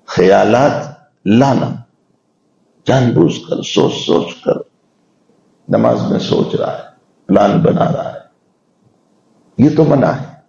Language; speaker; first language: Urdu; non-native, local second language; Gujarati